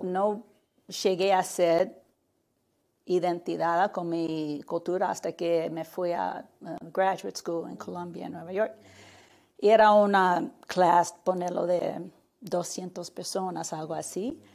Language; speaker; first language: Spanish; early bilingual, heritage; Spanish